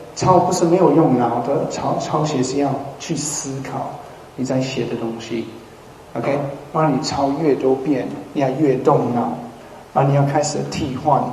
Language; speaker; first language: Chinese; non-native, fluent; English